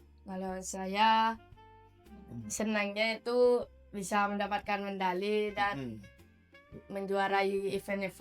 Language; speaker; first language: Indonesian; non-native, local second language; Madurese